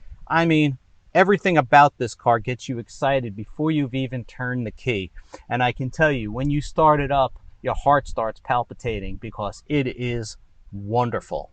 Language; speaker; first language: English; native; English